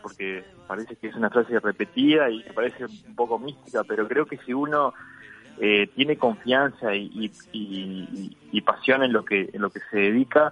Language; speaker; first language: Spanish; native; Spanish